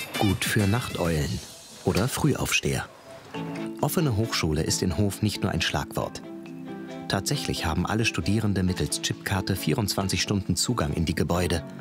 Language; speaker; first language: German; native; German